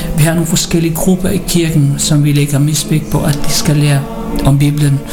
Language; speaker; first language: Danish; early bilingual, other home language; Filipino